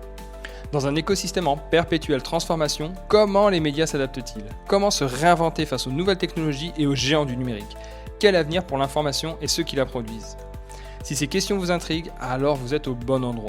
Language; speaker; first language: French; native; French